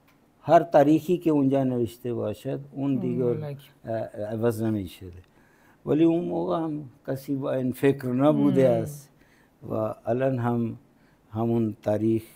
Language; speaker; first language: Persian; non-native, fluent; Punjabi